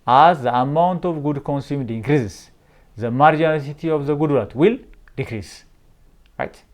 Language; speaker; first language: English; non-native, local second language; Amharic